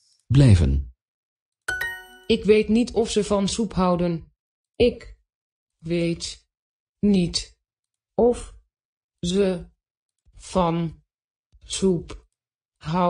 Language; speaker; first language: Dutch; non-native, learner; English